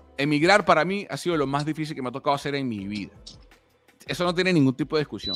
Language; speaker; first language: Spanish; native; Spanish